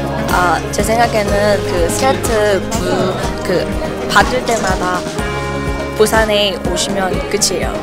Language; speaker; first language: Korean; non-native, learner; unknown